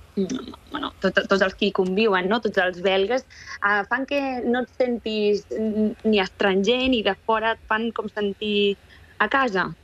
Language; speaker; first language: Catalan; early bilingual, other home language; Bulgarian